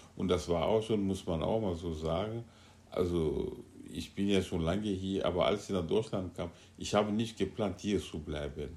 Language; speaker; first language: German; non-native, fluent; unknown